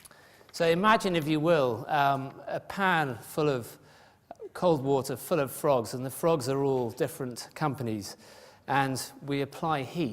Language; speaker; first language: English; native; English